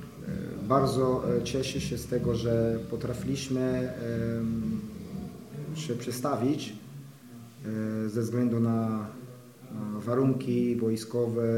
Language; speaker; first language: Polish; non-native, fluent; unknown